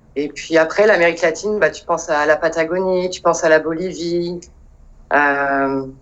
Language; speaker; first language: French; native; French